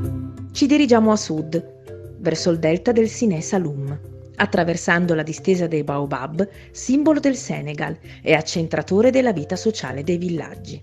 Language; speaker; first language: Italian; native; Italian